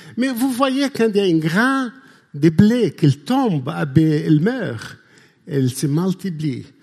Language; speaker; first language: French; non-native, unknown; Arabic